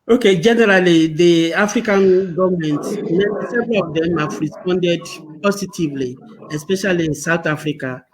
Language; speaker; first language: English; non-native, local second language; Yoruba